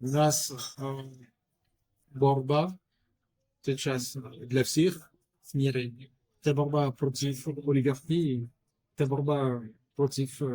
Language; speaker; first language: Russian; non-native, learner; French